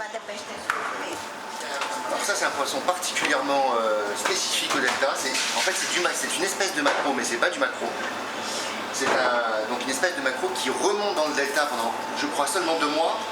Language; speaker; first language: French; native; French